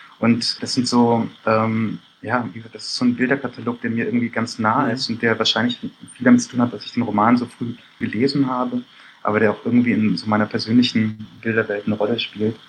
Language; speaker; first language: German; early bilingual, other home language; Persian